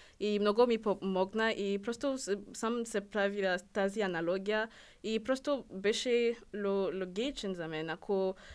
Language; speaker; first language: Bulgarian; non-native, learner; Rundi